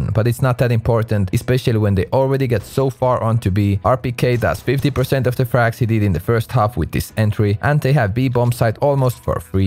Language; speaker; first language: English; non-native, fluent; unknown